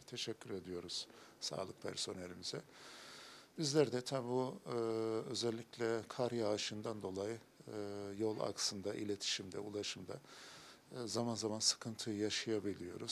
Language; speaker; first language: Turkish; native; Turkish